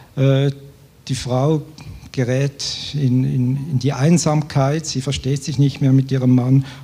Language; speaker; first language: German; native; German